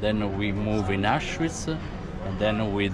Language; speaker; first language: English; non-native, learner; Italian